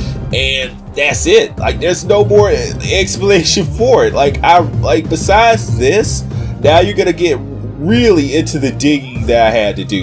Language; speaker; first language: English; native; English